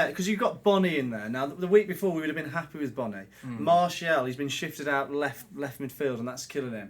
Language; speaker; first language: English; native; English